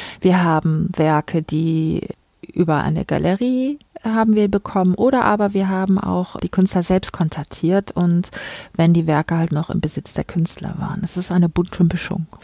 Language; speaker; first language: German; native; German